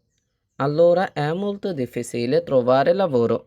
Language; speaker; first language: Italian; non-native, fluent; Bangla